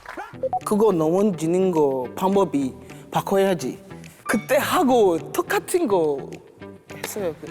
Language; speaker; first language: Korean; non-native, learner; English